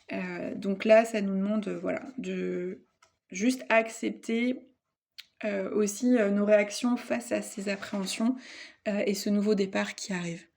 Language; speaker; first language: French; native; French